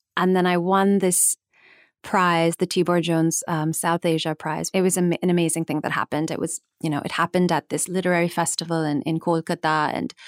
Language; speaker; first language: English; native; English